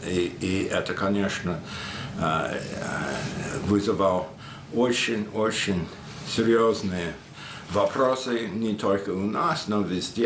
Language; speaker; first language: Russian; non-native, fluent; English